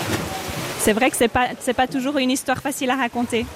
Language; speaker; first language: French; native; French